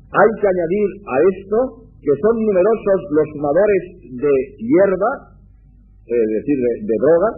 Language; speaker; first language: Spanish; native; Spanish